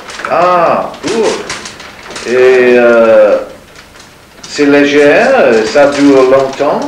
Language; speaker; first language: French; non-native, learner; English